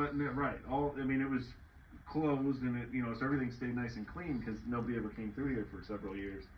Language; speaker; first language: English; native; English